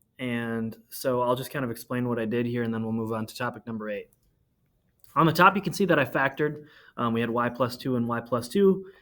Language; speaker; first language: English; native; English